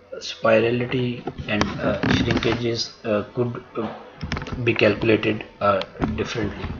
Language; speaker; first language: English; non-native, local second language; Urdu